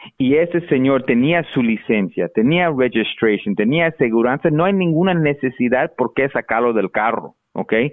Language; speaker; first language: Spanish; early bilingual, heritage; Spanish